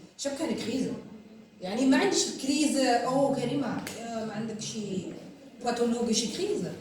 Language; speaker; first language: Arabic; native; Arabic